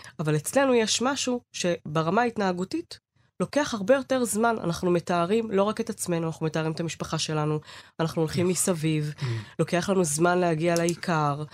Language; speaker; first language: Hebrew; early bilingual, other home language; Amharic